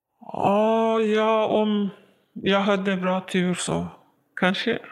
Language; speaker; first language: Swedish; non-native, learner; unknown